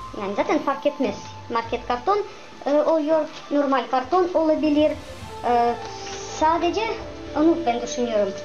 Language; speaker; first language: Turkish; non-native, learner; Russian